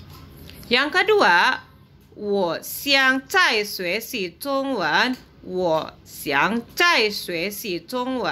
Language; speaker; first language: Chinese; non-native, fluent; Indonesian